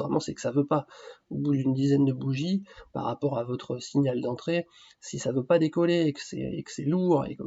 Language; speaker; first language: French; native; French